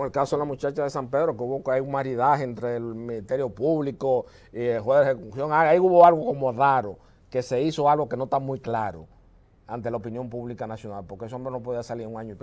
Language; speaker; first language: Spanish; native; Spanish